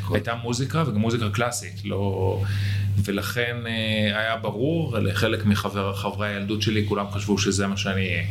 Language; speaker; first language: Hebrew; native; Hebrew